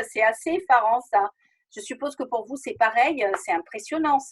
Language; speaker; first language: French; native; French